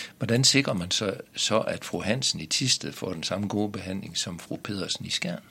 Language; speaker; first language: Danish; native; Danish